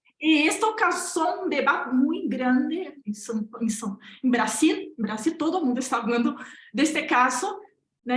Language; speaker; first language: Spanish; non-native, fluent; Portuguese